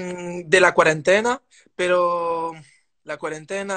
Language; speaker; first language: Spanish; non-native, learner; French